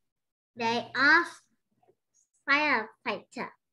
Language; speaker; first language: English; non-native, learner; Vietnamese